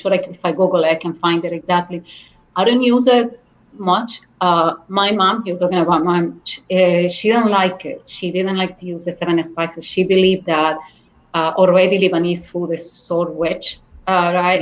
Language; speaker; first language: English; non-native, fluent; Spanish